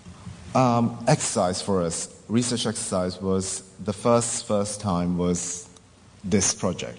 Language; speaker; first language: English; non-native, local second language; Min Nan Chinese